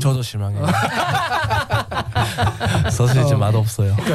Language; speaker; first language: Korean; non-native, learner; English